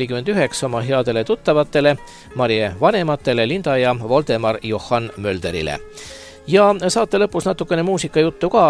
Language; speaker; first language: Estonian; native; Estonian